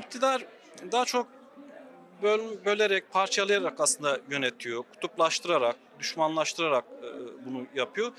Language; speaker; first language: Turkish; native; Turkish